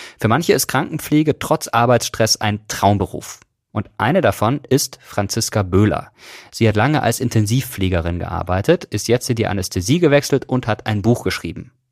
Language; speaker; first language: German; native; German